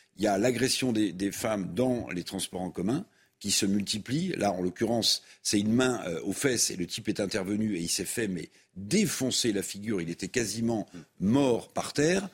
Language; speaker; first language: French; native; French